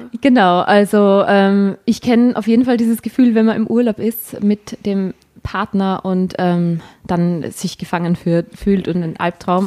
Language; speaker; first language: German; native; German